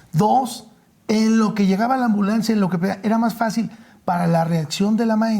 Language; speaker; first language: Spanish; native; Spanish